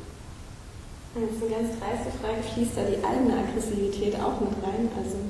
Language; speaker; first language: German; native; German